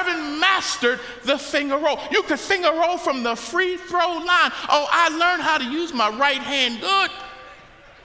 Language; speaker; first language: English; native; English